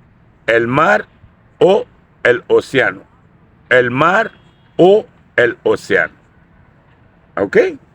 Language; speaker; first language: Spanish; non-native, fluent; Urdu